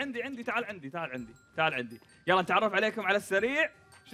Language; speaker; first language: Arabic; native; Arabic